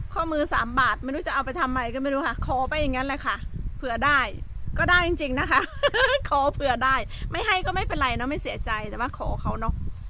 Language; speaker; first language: Thai; native; Thai